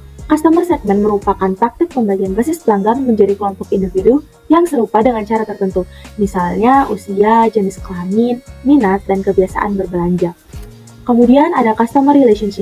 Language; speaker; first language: Indonesian; native; Indonesian